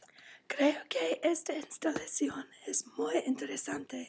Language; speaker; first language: Spanish; non-native, learner; English